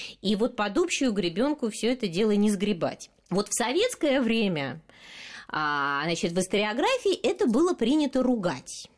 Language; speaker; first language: Russian; native; Russian